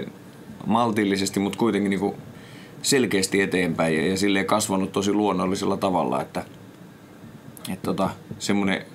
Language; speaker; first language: Finnish; native; Finnish